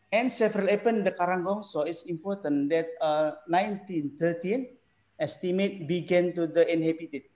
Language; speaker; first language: English; non-native, learner; Indonesian